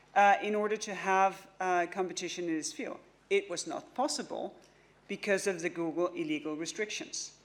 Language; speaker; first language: English; non-native, fluent; Danish